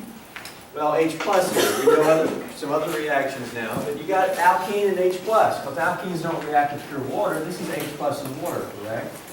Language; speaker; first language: English; native; English